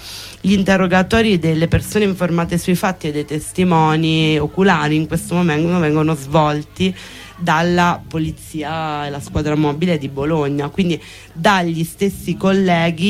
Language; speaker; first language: Italian; native; Italian